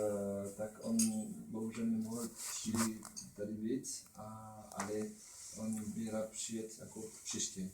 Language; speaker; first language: Czech; non-native, learner; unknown